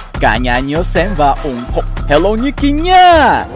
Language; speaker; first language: Vietnamese; non-native, learner; Russian